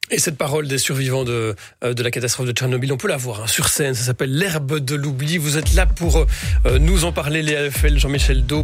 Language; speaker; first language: French; native; French